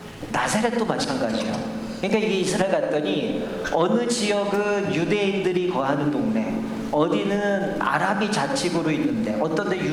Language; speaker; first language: Korean; native; Korean